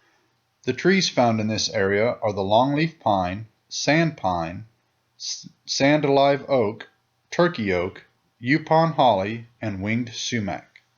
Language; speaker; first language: English; native; English